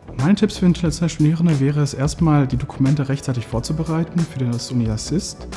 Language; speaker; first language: German; non-native, fluent; Bosnian